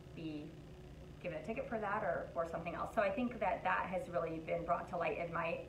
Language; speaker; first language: English; native; English